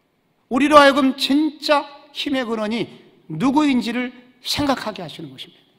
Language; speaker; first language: Korean; native; Korean